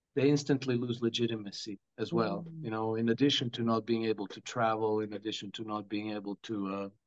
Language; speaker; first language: English; non-native, fluent; Croatian